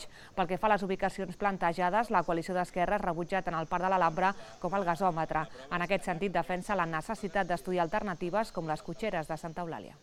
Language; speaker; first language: Catalan; native; Catalan